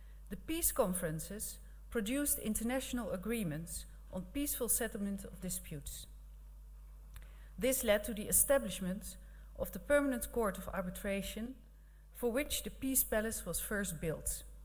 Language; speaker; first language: English; non-native, fluent; Dutch